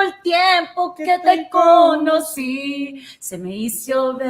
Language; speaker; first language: Spanish; early bilingual, other home language; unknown